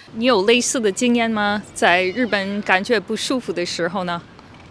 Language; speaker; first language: Chinese; non-native, fluent; English